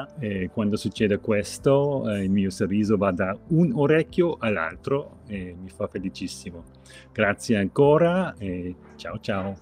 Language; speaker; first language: Italian; non-native, fluent; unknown